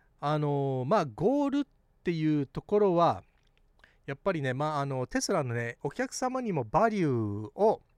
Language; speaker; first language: Japanese; early bilingual, heritage; Japanese